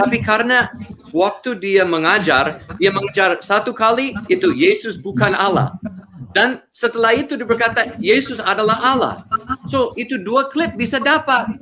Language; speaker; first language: Indonesian; non-native, learner; English